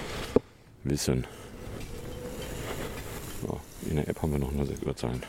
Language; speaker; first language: German; native; German